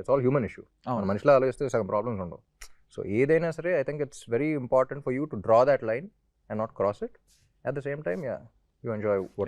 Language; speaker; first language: Telugu; native; Telugu